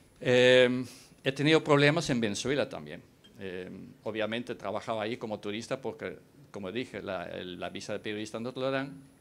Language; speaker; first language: Spanish; non-native, fluent; Dutch